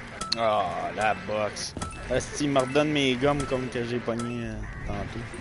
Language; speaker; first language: French; native; French